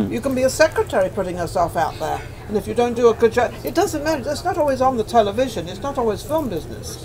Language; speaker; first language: English; native; English